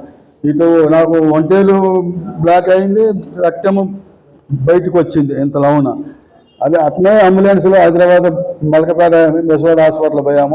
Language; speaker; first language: Telugu; native; Telugu